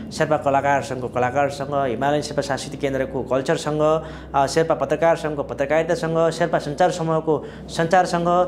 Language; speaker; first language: Nepali; non-native, local second language; Sherpa